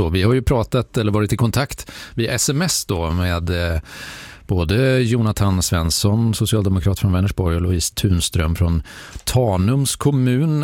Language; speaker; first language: Swedish; native; Swedish